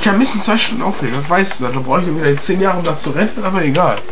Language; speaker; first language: German; native; German